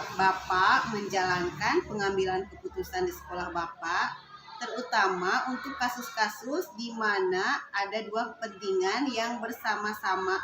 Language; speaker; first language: Indonesian; native; Indonesian